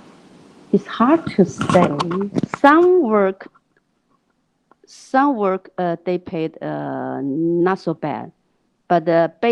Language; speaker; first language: English; non-native, learner; Chinese